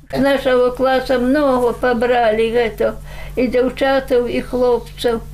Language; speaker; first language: Belarusian; native; Belarusian